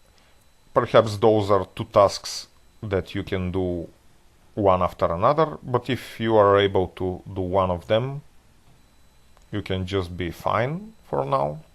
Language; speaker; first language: English; non-native, fluent; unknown